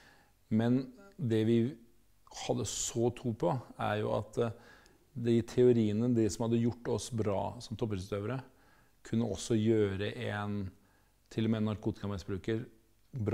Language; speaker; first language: Norwegian; native; Norwegian